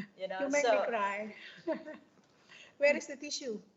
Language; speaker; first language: English; non-native, fluent; Indonesian